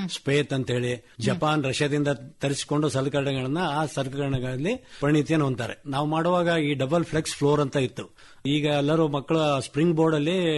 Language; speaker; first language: Kannada; native; Kannada